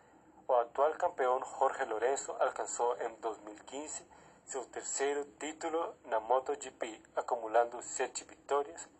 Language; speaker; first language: Portuguese; non-native, learner; Spanish